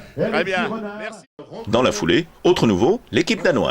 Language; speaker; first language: French; native; French